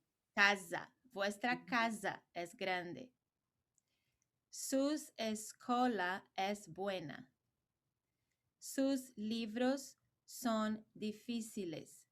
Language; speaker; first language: Spanish; non-native, learner; English